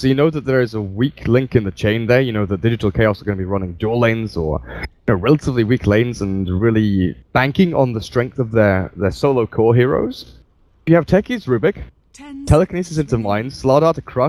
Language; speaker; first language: English; native; English